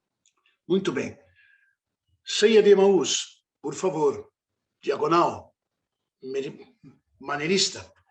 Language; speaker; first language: Portuguese; non-native, fluent; Italian